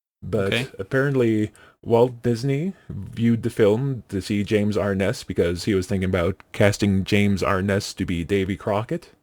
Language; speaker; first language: English; native; English